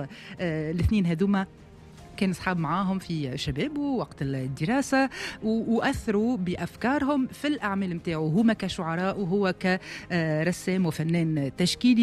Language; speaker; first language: Arabic; native; Arabic